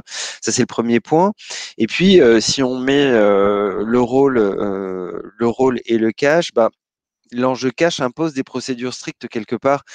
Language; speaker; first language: French; native; French